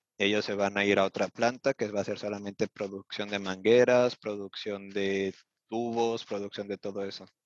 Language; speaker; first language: Spanish; native; Spanish